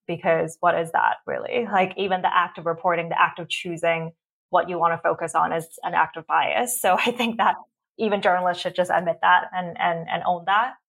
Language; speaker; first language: English; early bilingual, other home language; Cantonese